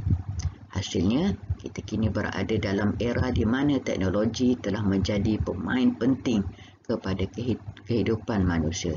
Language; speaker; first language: Malay; native; Malay